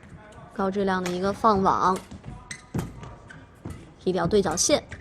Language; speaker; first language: Chinese; native; Chinese